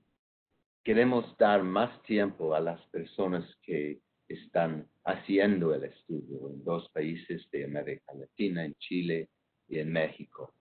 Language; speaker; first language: Spanish; non-native, fluent; English